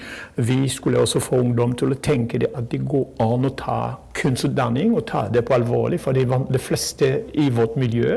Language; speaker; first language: Norwegian; non-native, fluent; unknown